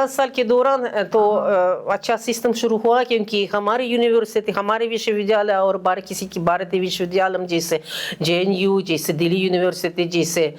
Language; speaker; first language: Hindi; non-native, fluent; Russian